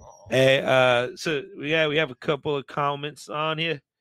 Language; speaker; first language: English; early bilingual, other home language; Spanish